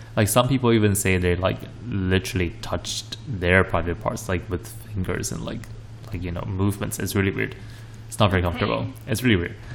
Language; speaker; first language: English; non-native, fluent; Chinese